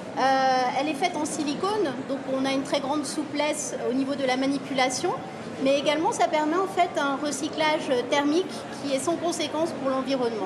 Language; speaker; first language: French; native; French